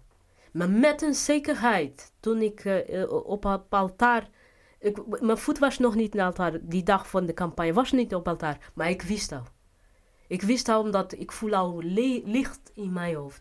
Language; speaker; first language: Dutch; non-native, fluent; Portuguese